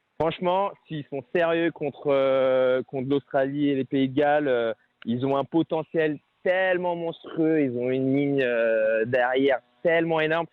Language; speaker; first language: French; native; French